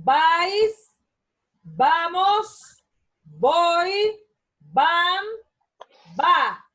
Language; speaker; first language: Spanish; non-native, learner; Portuguese